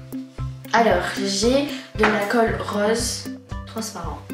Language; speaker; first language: French; native; French